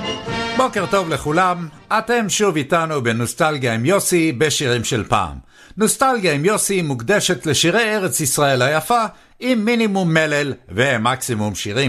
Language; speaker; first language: Hebrew; native; Hebrew